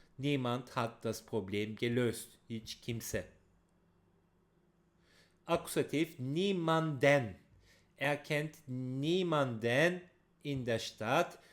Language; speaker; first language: German; non-native, fluent; Turkish